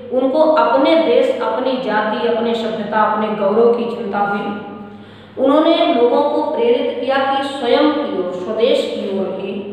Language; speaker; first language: Hindi; native; Hindi